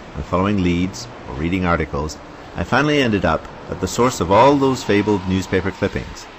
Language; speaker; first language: English; native; English